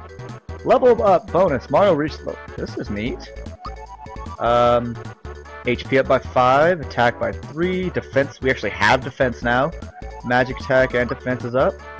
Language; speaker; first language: English; native; English